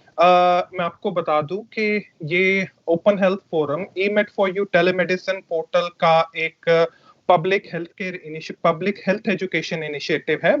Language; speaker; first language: Hindi; native; Hindi